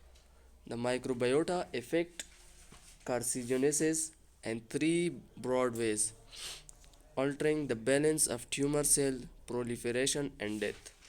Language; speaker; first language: English; non-native, local second language; Urdu